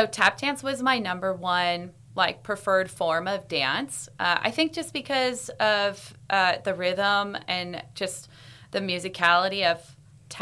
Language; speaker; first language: English; native; English